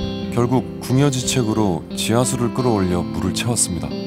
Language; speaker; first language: Korean; native; Korean